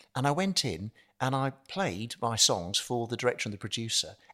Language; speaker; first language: English; native; English